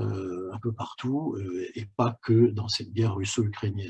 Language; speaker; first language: French; native; French